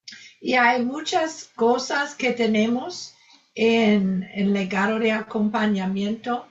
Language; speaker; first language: Spanish; non-native, fluent; English